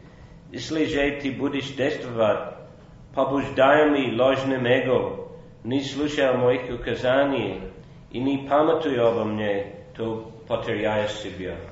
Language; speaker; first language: Russian; non-native, fluent; English